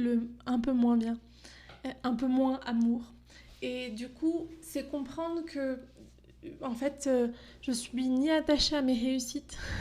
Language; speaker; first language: French; native; French